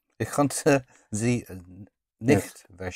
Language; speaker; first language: German; non-native, learner; English